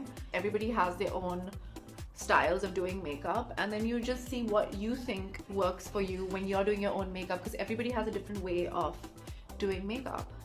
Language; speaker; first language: English; non-native, local second language; Hindi